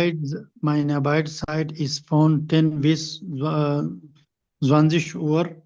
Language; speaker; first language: German; non-native, learner; Hindi